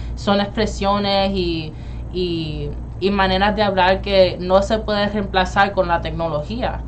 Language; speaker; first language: Spanish; early bilingual, heritage; Spanish